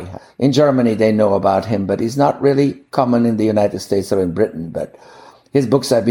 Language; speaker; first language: English; non-native, fluent; Dutch